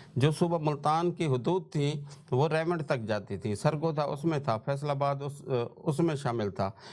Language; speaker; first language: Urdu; non-native, local second language; Saraiki